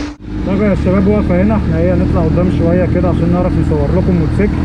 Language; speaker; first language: Arabic; native; Arabic